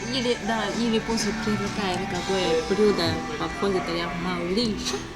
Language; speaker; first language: Russian; non-native, learner; Chinese